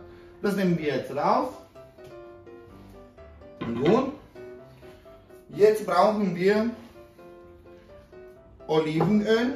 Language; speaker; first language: German; non-native, fluent; Romanian